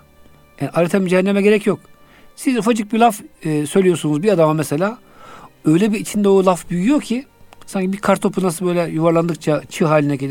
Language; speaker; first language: Turkish; native; Turkish